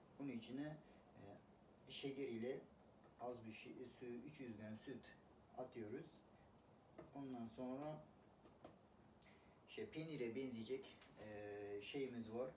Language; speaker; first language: Turkish; non-native, learner; Uzbek